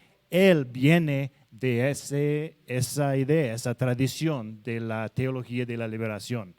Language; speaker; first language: Spanish; non-native, fluent; English